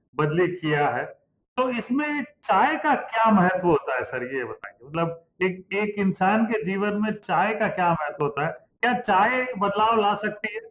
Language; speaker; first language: Hindi; non-native, local second language; Punjabi